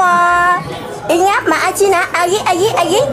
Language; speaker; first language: Indonesian; non-native, learner; Vietnamese